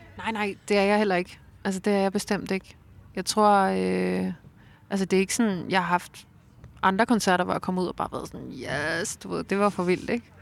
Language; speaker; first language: Danish; native; Danish